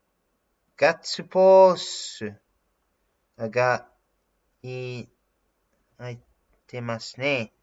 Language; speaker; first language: Japanese; non-native, learner; English